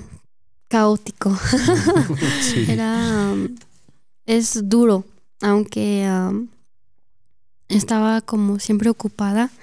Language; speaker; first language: Spanish; early bilingual, heritage; Spanish